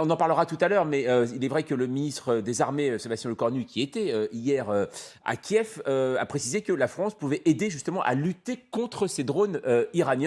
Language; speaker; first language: French; native; French